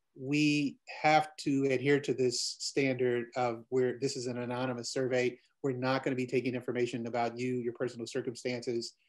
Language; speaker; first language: English; native; English